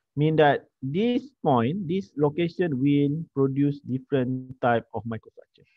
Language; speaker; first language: English; non-native, local second language; Malay